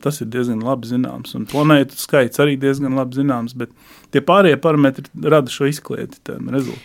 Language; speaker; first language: Latvian; native; Latvian